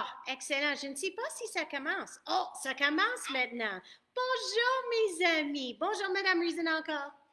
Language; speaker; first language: French; non-native, fluent; English